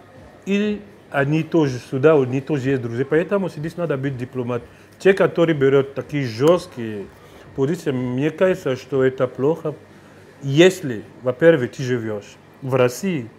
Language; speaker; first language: Russian; non-native, fluent; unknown